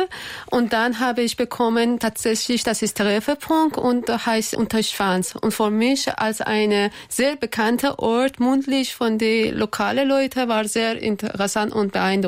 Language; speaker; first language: German; non-native, learner; Persian